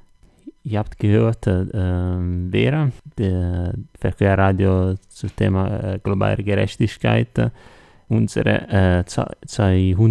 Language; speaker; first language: German; non-native, learner; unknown